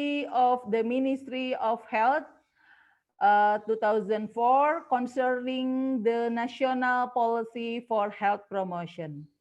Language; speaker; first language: English; non-native, learner; Indonesian